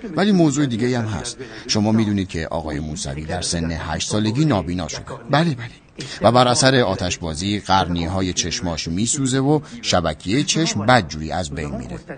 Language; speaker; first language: Persian; native; Persian